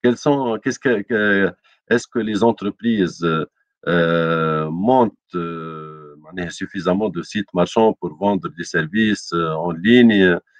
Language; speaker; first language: French; non-native, local second language; Arabic